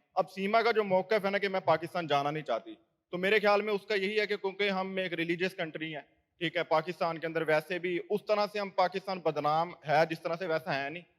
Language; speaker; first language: Urdu; native; Urdu